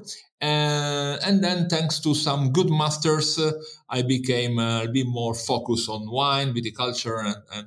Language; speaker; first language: English; non-native, fluent; Italian